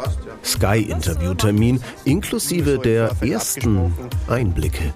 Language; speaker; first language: German; native; German